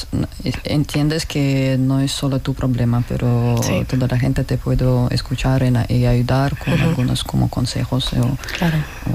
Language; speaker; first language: Spanish; non-native, learner; Russian